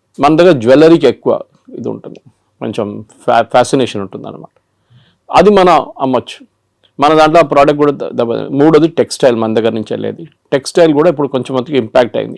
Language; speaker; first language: Telugu; non-native, local second language; Malayalam